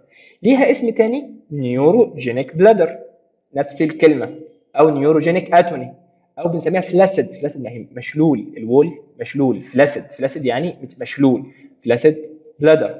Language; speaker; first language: Arabic; native; Arabic